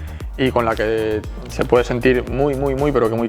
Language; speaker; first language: Spanish; native; Spanish